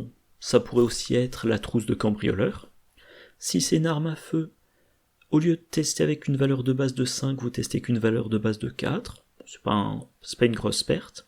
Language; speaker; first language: French; native; French